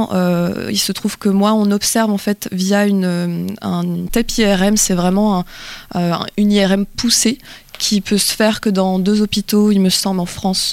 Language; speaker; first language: French; native; French